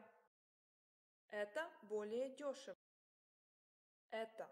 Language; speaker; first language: Russian; non-native, learner; English